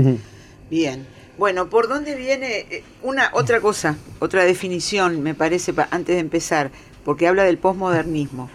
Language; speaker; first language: Spanish; native; Spanish